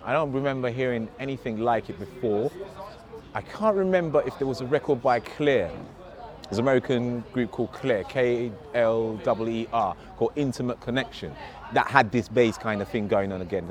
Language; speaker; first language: English; native; English